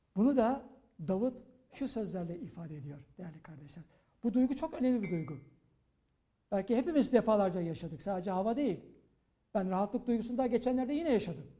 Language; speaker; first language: Turkish; native; Turkish